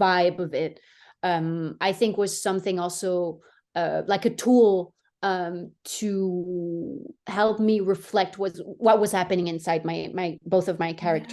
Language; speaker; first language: English; non-native, fluent; French